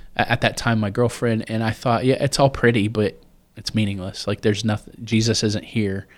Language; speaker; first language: English; native; English